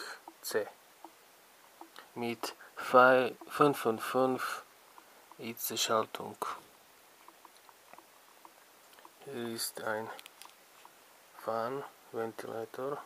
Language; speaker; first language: German; non-native, learner; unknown